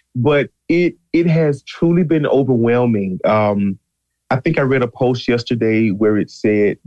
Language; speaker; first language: English; native; English